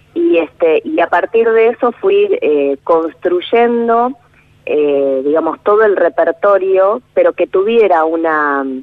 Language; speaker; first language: Spanish; native; Spanish